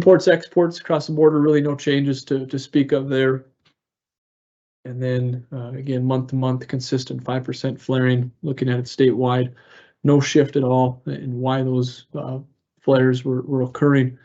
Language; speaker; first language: English; native; English